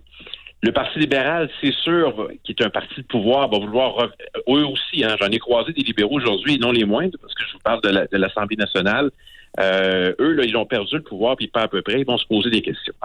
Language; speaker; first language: French; native; French